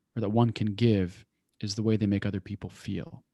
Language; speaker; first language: English; early bilingual, other home language; Persian